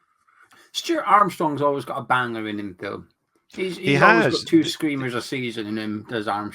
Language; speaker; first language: English; native; English